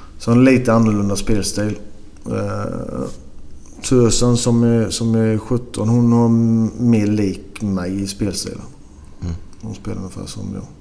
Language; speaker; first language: Swedish; native; Swedish